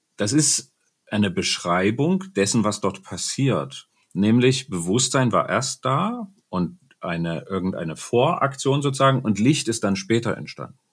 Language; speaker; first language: German; native; German